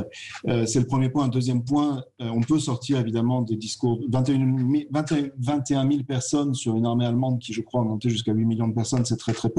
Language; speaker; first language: French; native; French